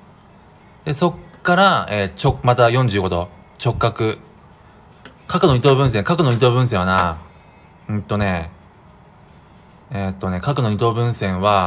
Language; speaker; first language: Japanese; native; Japanese